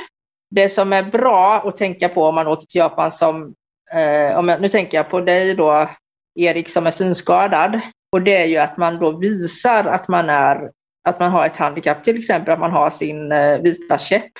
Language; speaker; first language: Swedish; native; Swedish